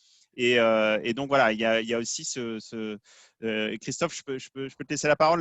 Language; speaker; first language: French; native; French